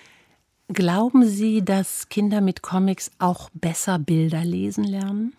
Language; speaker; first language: German; native; German